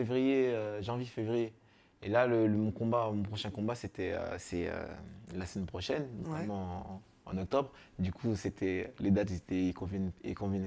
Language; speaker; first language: French; native; French